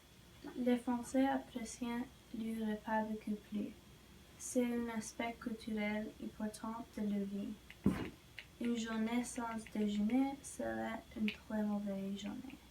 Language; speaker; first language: French; non-native, learner; English